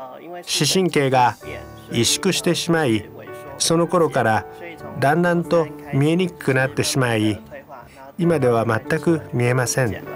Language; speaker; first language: Japanese; non-native, fluent; Chinese